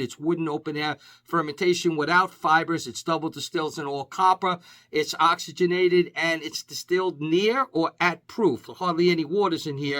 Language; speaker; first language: English; native; English